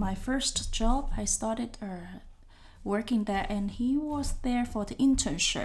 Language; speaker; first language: English; non-native, local second language; Cantonese